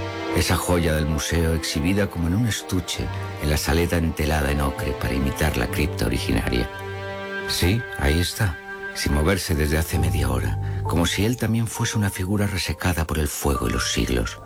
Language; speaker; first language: Spanish; native; Spanish